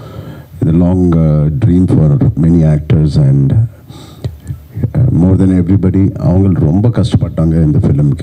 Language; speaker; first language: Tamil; non-native, local second language; Telugu